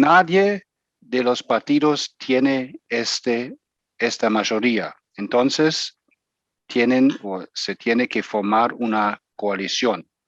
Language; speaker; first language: Spanish; non-native, fluent; German